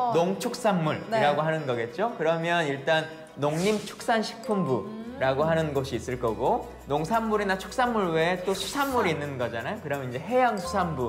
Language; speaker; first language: Korean; native; Korean